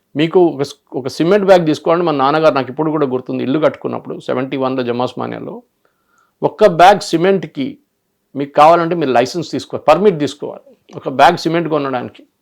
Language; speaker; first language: Telugu; non-native, local second language; Malayalam